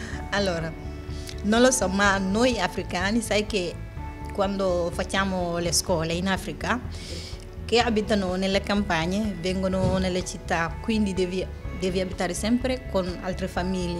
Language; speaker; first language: Italian; non-native, fluent; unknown